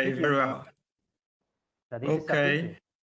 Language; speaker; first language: English; non-native, learner; Portuguese